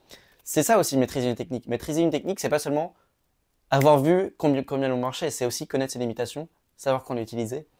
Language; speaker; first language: French; native; French